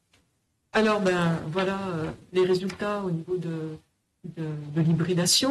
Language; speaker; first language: French; native; French